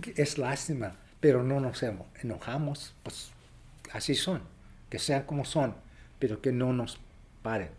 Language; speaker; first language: Spanish; early bilingual, other home language; English